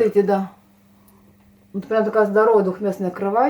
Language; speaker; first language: Russian; native; Russian